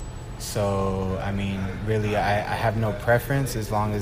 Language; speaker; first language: English; early bilingual, other home language; Spanish